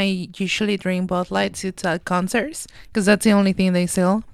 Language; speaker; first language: English; non-native, fluent; Spanish